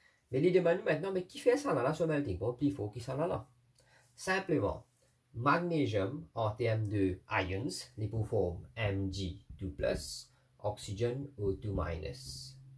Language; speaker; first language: French; non-native, local second language; Morisyen